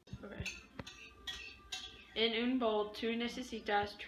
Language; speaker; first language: Spanish; non-native, learner; English